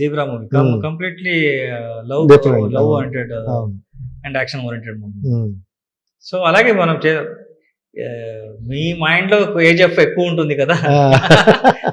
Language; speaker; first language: Telugu; non-native, learner; Kannada